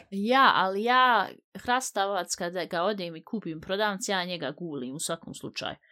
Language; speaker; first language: Bosnian; early bilingual, heritage; Bosnian